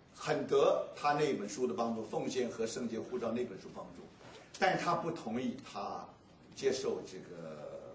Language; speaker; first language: Chinese; native; Chinese